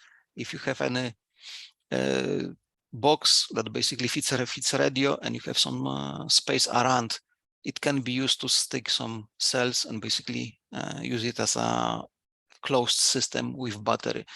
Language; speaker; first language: English; non-native, fluent; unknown